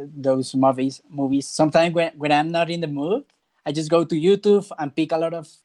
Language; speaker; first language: English; non-native, fluent; Spanish